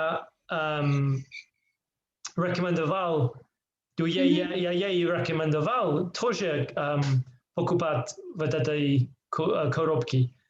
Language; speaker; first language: Russian; non-native, learner; English